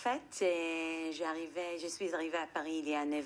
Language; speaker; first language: French; non-native, fluent; Hebrew